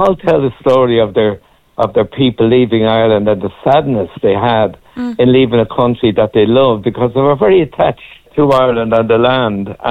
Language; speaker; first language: English; native; English